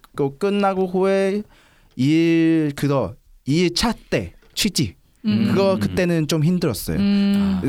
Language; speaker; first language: Korean; non-native, learner; Chinese